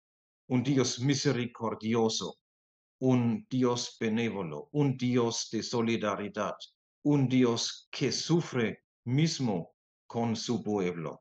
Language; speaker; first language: Spanish; non-native, fluent; German